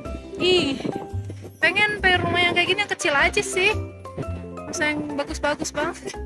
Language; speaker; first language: Indonesian; native; Indonesian